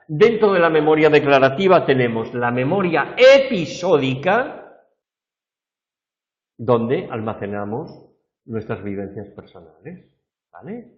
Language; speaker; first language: Spanish; native; Spanish